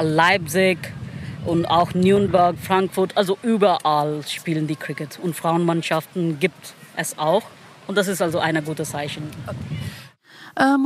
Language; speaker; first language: German; non-native, learner; Pashto